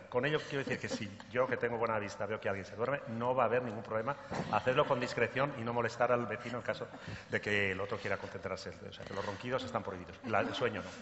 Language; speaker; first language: Spanish; native; Spanish